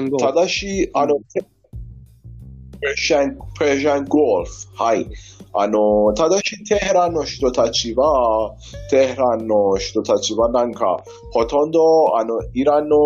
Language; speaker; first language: Japanese; non-native, learner; Persian